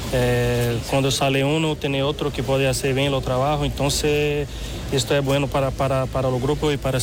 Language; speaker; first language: Spanish; non-native, fluent; Portuguese